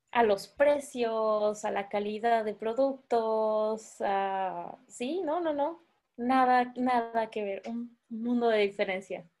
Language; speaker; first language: Spanish; native; Spanish